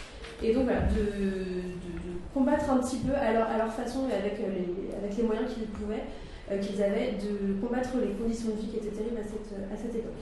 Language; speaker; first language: French; native; French